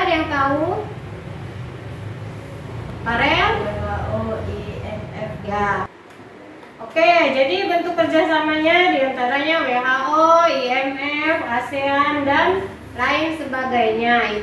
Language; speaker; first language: Indonesian; native; Indonesian